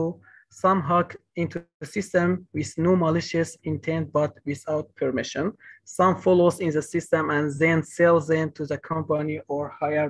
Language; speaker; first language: English; non-native, learner; Kurdish